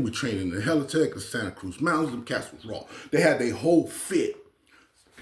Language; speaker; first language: English; native; English